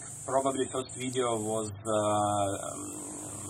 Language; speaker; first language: English; non-native, fluent; Russian